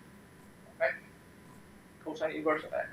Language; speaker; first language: English; non-native, fluent; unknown